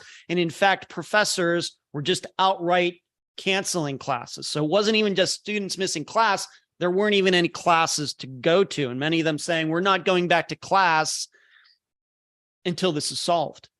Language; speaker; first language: English; native; English